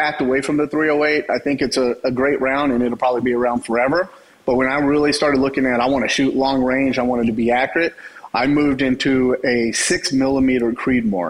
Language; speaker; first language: English; native; English